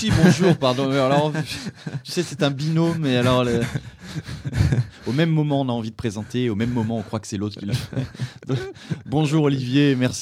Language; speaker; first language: French; native; French